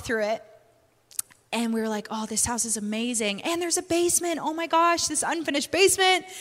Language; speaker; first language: English; native; English